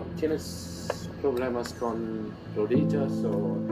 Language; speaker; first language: Spanish; non-native, learner; English